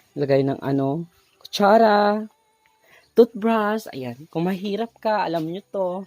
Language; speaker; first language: Filipino; non-native, local second language; Cebuano